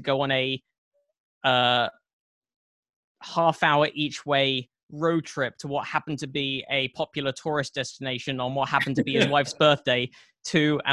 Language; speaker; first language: English; native; English